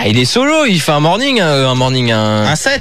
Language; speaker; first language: French; native; French